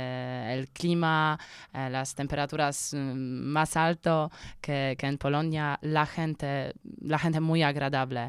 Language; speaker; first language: Spanish; non-native, learner; Polish